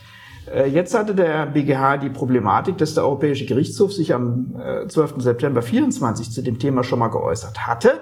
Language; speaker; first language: German; native; German